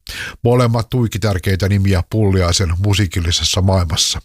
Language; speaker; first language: Finnish; native; Finnish